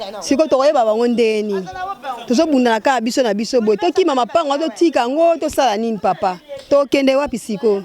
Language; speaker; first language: Lingala; native; Lingala